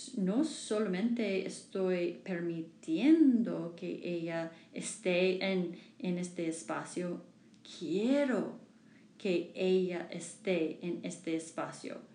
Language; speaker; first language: Spanish; non-native, learner; English